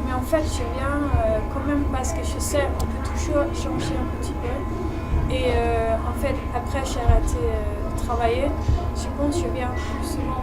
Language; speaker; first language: French; non-native, learner; Danish